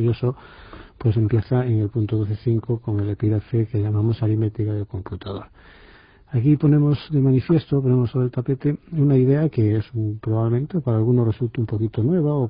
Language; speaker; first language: Spanish; native; Spanish